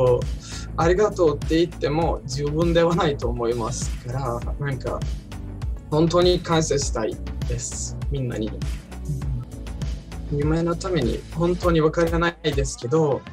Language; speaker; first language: Japanese; non-native, learner; Turkish